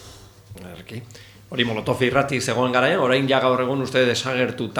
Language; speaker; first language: Basque; native; Basque